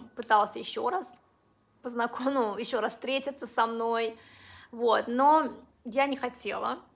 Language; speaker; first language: Russian; non-native, local second language; Uzbek